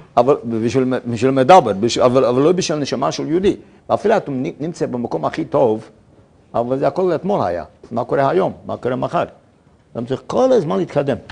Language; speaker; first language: Hebrew; non-native, fluent; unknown